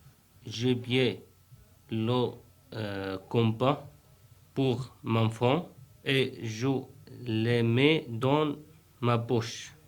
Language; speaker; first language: French; non-native, learner; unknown